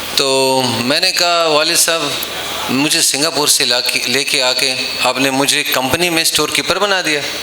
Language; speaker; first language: Urdu; non-native, local second language; Pashto